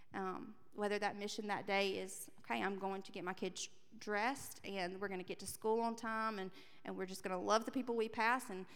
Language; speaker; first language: English; native; English